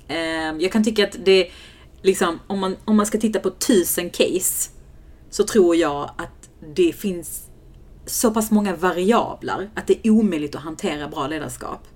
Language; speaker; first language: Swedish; early bilingual, other home language; Persian